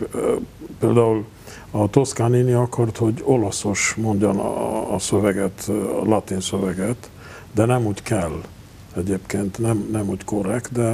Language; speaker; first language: Hungarian; non-native, local second language; Romanian